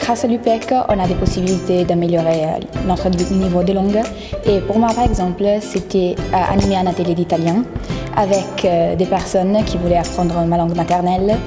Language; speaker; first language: French; non-native, fluent; Italian